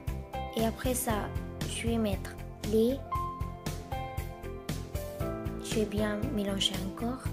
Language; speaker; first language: French; non-native, fluent; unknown